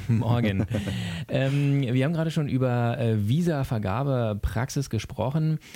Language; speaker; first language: German; native; German